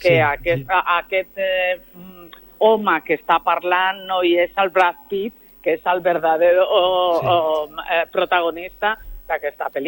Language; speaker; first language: Catalan; non-native, local second language; Spanish